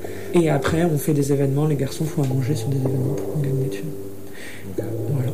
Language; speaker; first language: French; native; French